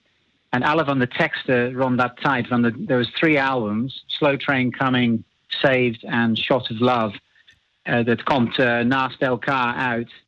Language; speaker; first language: Dutch; non-native, learner; English